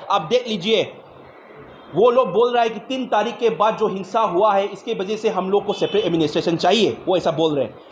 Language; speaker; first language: Hindi; non-native, local second language; Manipuri